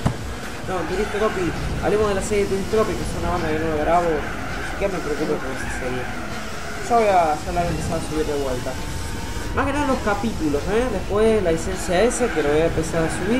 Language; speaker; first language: Spanish; native; Spanish